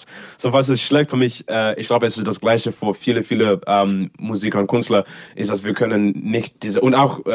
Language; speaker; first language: German; non-native, learner; English